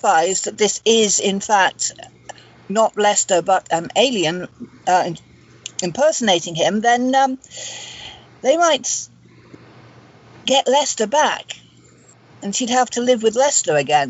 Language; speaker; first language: English; native; English